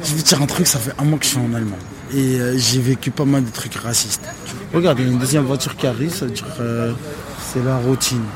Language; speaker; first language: French; non-native, local second language; Arabic